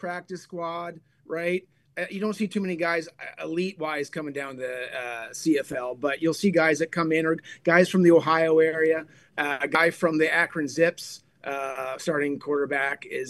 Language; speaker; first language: English; native; English